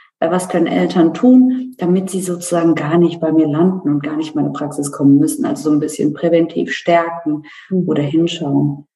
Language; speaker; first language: German; early bilingual, other home language; Turkish